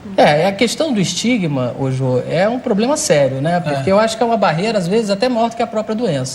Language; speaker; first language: Portuguese; native; Portuguese